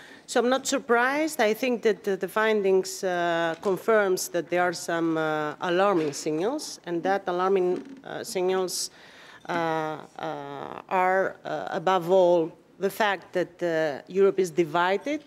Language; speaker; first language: English; non-native, fluent; Greek